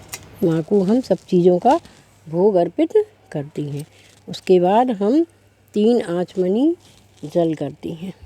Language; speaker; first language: Hindi; native; Hindi